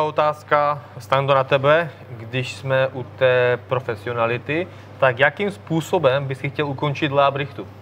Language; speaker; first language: Czech; native; Czech